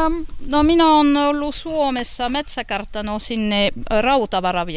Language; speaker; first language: Finnish; non-native, learner; French